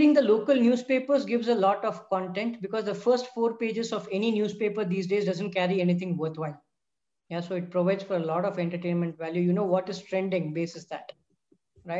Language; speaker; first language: English; non-native, local second language; Tamil